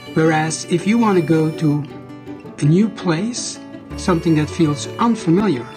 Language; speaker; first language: English; non-native, fluent; Dutch